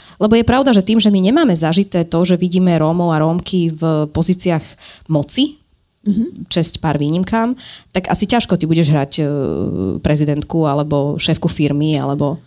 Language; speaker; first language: Slovak; native; Slovak